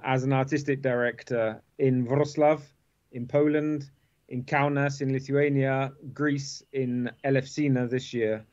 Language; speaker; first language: English; native; English